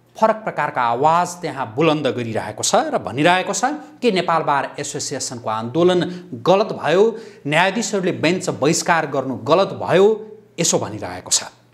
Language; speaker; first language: Nepali; native; Nepali